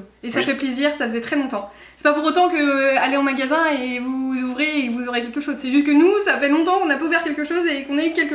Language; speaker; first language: French; native; French